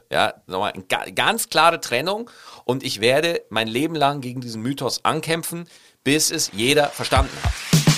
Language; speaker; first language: German; native; German